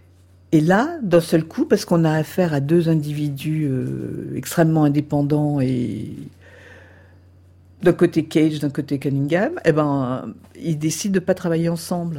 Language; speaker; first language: French; native; French